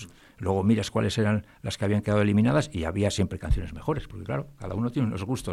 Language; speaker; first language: Spanish; native; Spanish